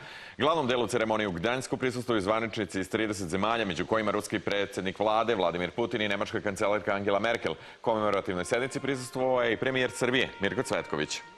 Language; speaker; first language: Serbian; native; Serbian